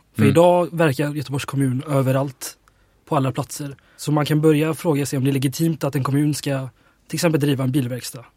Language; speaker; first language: Swedish; early bilingual, other home language; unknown